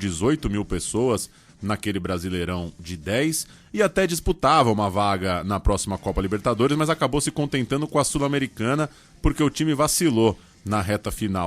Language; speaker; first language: Portuguese; native; Portuguese